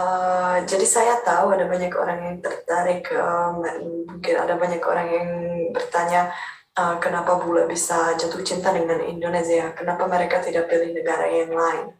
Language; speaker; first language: Indonesian; non-native, fluent; Czech